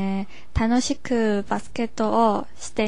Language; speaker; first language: Japanese; non-native, learner; Chinese